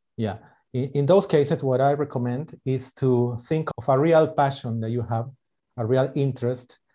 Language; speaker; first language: English; non-native, fluent; Spanish